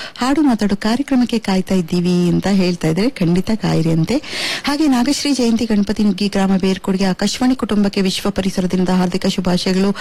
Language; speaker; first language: Kannada; native; Kannada